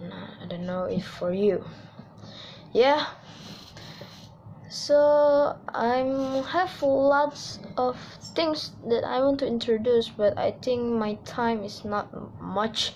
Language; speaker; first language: English; non-native, learner; Indonesian